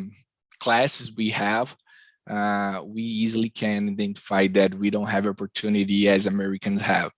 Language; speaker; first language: English; non-native, learner; Portuguese